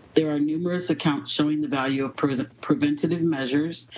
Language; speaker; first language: English; native; English